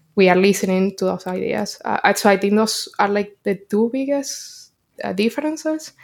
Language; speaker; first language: English; non-native, fluent; Spanish